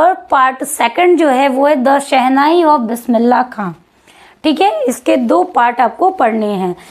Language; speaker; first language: Hindi; native; Hindi